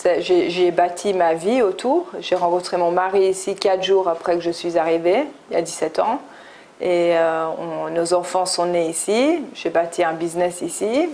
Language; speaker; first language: French; early bilingual, other home language; English